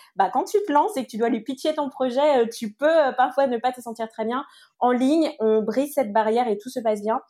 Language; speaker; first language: French; native; French